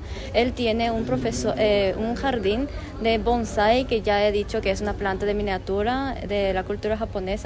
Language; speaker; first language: Spanish; non-native, fluent; Japanese